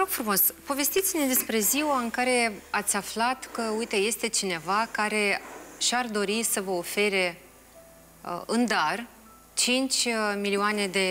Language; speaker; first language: Romanian; native; Romanian